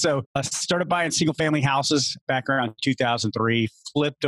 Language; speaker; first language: English; native; English